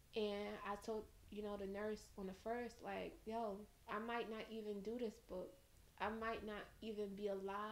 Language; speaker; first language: English; native; English